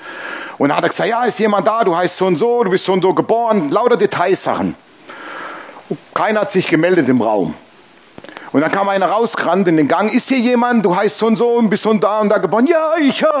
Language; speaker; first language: German; native; German